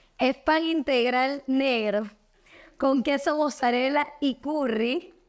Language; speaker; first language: Spanish; native; Spanish